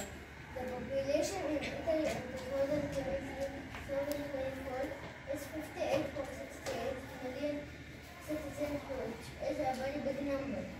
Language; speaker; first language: English; non-native, learner; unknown